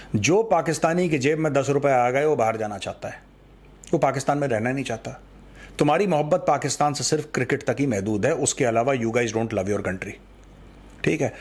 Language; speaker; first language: Hindi; native; Hindi